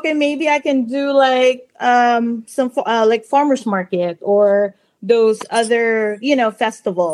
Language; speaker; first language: English; non-native, local second language; Filipino